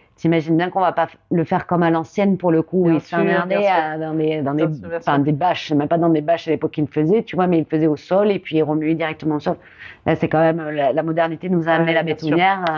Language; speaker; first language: French; native; French